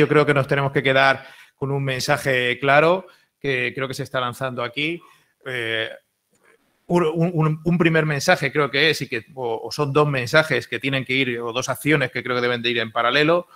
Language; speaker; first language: Spanish; native; Spanish